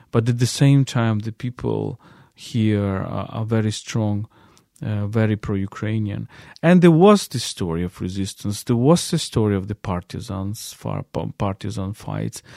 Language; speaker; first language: English; non-native, fluent; Ukrainian